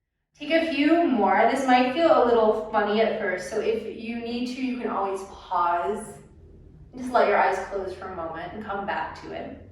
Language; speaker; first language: English; native; English